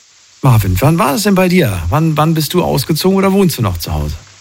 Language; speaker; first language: German; native; German